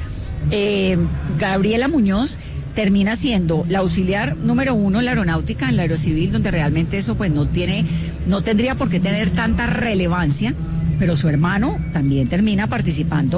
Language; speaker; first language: Spanish; native; Spanish